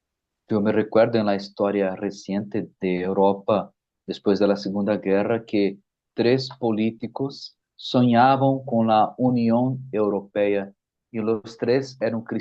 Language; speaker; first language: Spanish; non-native, fluent; Portuguese